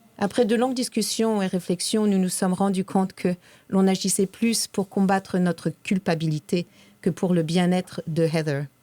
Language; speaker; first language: French; native; French